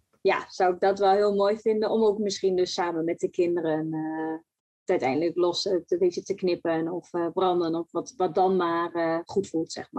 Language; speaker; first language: Dutch; native; Dutch